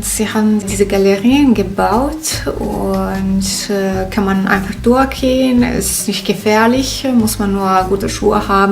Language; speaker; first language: German; non-native, fluent; Italian